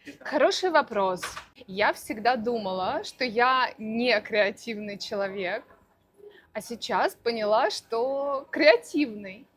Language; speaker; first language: Russian; native; Russian